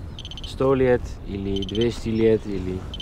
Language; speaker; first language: Russian; non-native, learner; Dutch